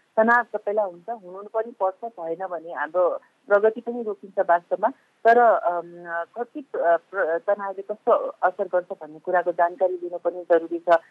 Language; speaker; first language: Nepali; native; Nepali